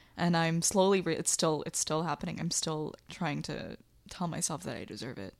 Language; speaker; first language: English; early bilingual, other home language; Bangla